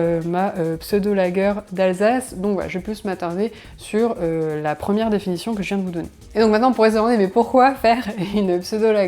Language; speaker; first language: French; native; French